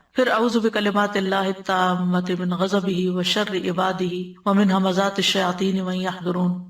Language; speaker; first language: Urdu; native; Urdu